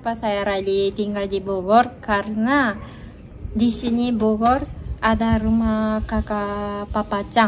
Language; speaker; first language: Indonesian; non-native, fluent; Japanese